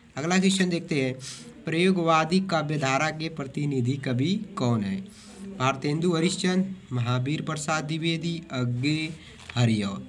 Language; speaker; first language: Hindi; native; Hindi